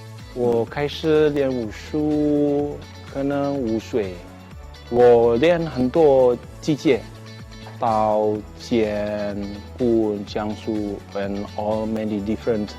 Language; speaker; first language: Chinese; non-native, learner; Indonesian